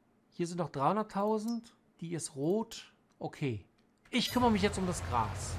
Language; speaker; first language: German; native; German